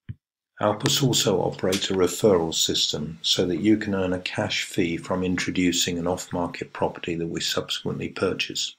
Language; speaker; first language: English; native; English